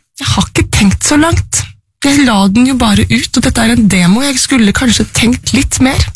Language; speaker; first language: Norwegian; native; Norwegian